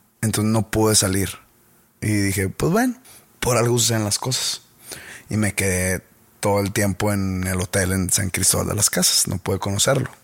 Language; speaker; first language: Spanish; native; Spanish